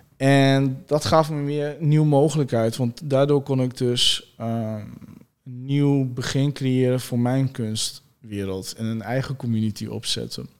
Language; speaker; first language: Dutch; early bilingual, other home language; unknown